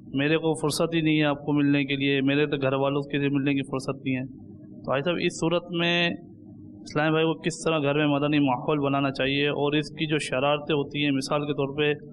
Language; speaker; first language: Urdu; native; Urdu